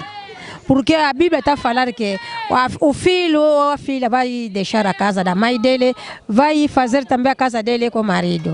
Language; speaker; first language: Portuguese; non-native, local second language; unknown